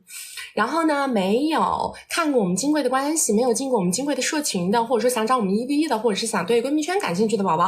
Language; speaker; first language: Chinese; native; Chinese